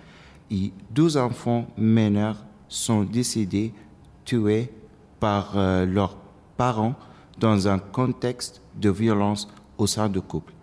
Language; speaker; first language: French; non-native, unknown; Arabic